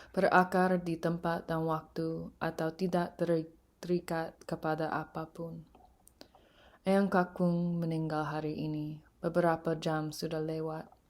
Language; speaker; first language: Indonesian; early bilingual, heritage; English